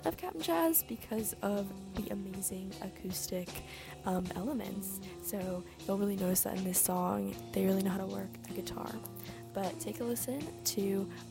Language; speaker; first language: English; native; English